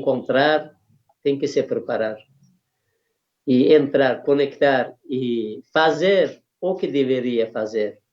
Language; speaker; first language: Portuguese; non-native, learner; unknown